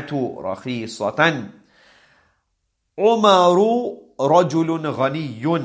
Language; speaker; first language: Arabic; non-native, fluent; English